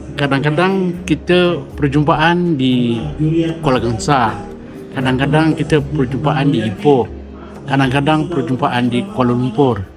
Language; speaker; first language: Malay; native; Malay